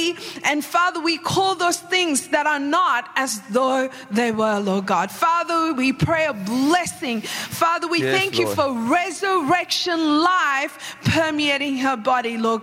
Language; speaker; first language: English; non-native, local second language; Sinhala